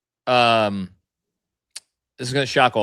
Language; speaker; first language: English; native; English